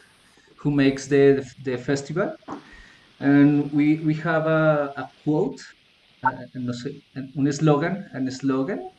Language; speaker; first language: English; non-native, learner; Spanish